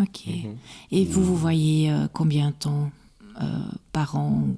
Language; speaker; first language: French; non-native, local second language; Dutch